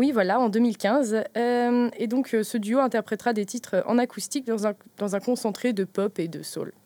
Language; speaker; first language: French; native; French